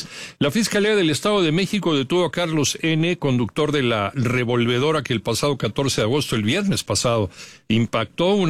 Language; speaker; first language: Spanish; native; Spanish